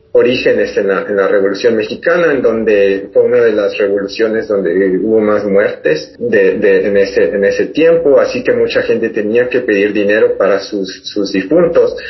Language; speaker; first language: Spanish; native; Spanish